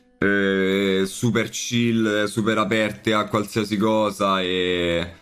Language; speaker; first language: Italian; native; Italian